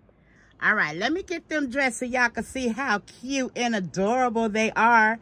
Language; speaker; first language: English; native; English